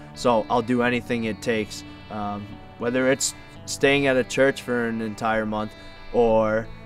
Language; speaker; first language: English; native; English